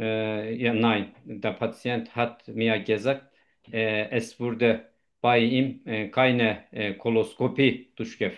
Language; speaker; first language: German; non-native, learner; Turkish